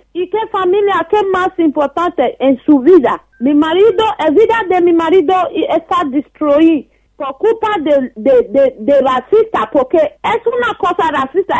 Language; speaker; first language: Spanish; non-native, learner; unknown